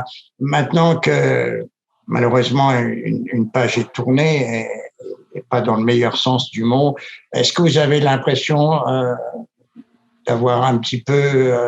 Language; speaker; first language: French; native; French